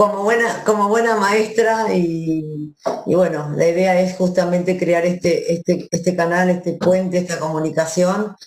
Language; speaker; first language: Spanish; native; Spanish